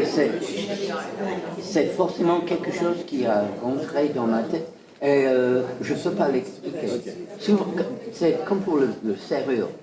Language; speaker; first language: French; non-native, fluent; English